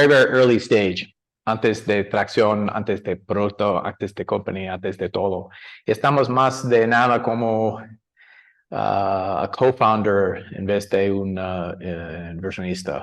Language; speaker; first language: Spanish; non-native, learner; English